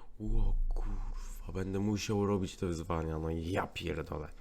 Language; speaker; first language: Polish; native; Polish